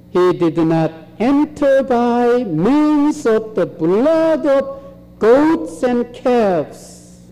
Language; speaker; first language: English; non-native, fluent; Korean